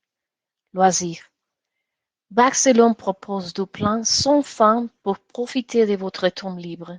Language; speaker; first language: French; non-native, learner; Spanish